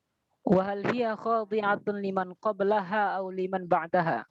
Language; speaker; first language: Arabic; non-native, learner; Indonesian